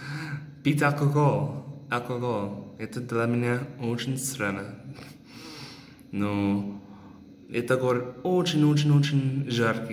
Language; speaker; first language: Russian; non-native, learner; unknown